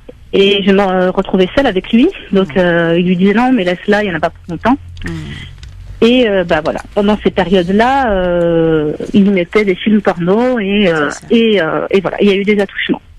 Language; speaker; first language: French; native; French